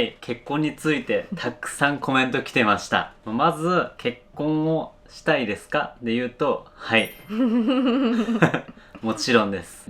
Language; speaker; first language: Japanese; native; Japanese